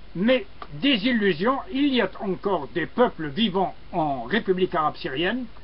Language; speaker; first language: French; non-native, local second language; Arabic